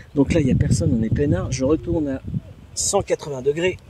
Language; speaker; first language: French; native; French